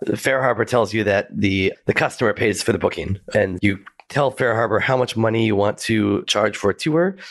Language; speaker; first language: English; native; English